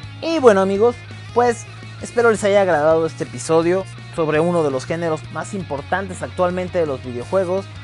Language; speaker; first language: Spanish; native; Spanish